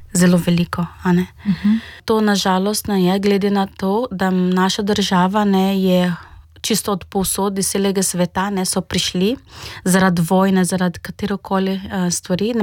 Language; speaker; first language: Slovenian; non-native, fluent; Portuguese